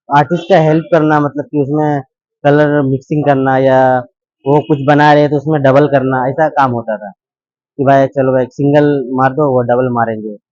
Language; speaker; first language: Hindi; native; Hindi